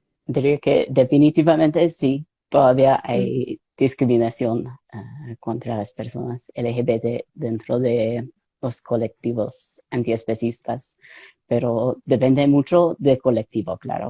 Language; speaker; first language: Spanish; non-native, fluent; English